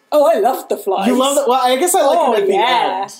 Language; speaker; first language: English; native; English